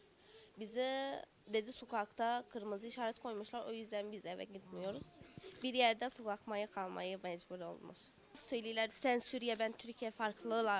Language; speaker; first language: Turkish; early bilingual, other home language; Arabic